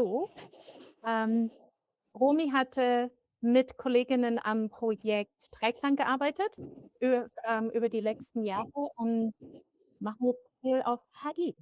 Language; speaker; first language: German; native; German